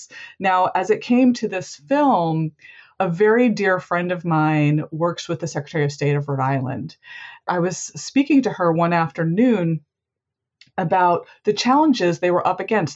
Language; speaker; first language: English; native; English